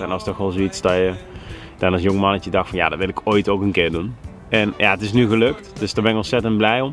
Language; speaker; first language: Dutch; native; Dutch